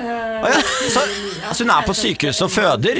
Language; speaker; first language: Norwegian; native; Norwegian